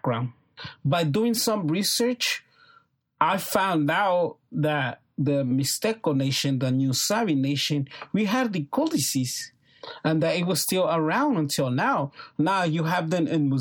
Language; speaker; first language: English; non-native, fluent; Mixtepec Mixtec